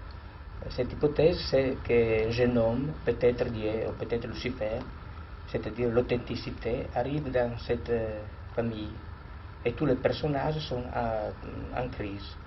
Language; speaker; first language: French; non-native, fluent; Italian